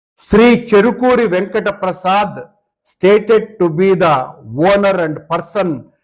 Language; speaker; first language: English; non-native, local second language; Telugu